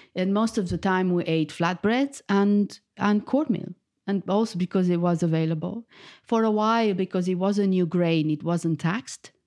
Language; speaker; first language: English; non-native, fluent; Romanian